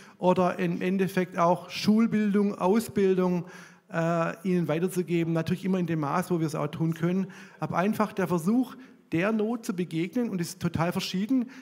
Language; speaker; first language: German; native; German